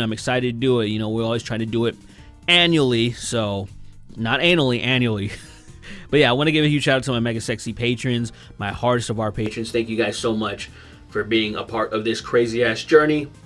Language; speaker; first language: English; native; English